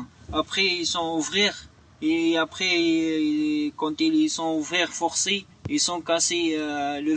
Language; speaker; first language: French; non-native, learner; Arabic